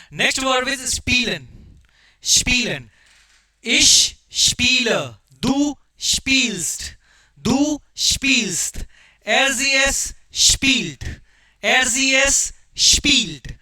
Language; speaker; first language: German; non-native, fluent; Hindi